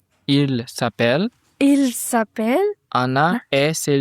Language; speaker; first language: French; non-native, fluent; Uzbek